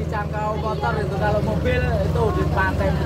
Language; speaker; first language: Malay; non-native, local second language; Javanese